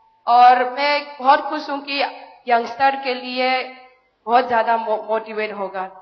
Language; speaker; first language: Hindi; non-native, local second language; Manipuri